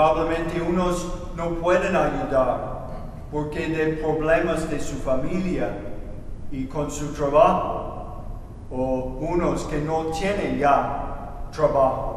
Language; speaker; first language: Spanish; non-native, learner; English